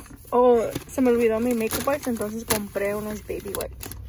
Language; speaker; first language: Spanish; early bilingual, heritage; Spanish